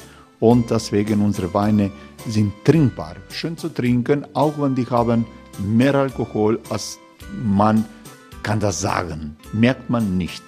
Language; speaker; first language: German; non-native, learner; Croatian